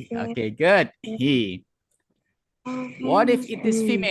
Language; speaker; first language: English; non-native, fluent; Indonesian